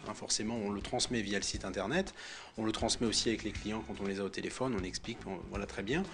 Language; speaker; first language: French; native; French